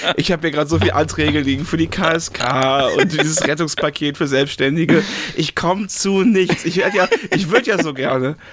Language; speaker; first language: German; native; German